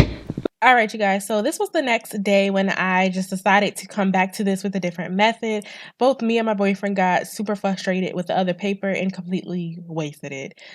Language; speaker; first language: English; native; English